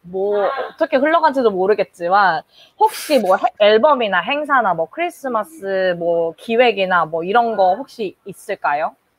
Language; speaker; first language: Korean; native; Korean